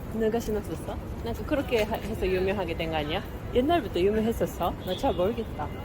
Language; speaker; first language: Korean; non-native, fluent; Japanese